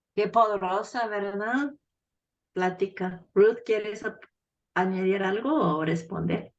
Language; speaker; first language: Spanish; non-native, fluent; English